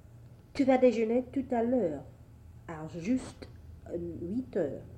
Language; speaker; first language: French; non-native, learner; English